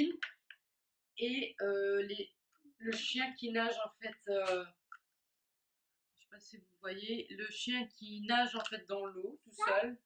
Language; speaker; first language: French; native; French